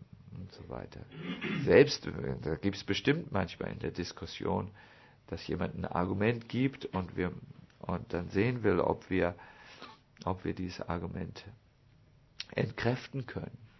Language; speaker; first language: German; native; German